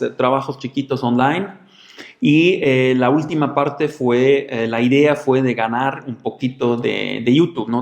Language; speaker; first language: Spanish; non-native, fluent; German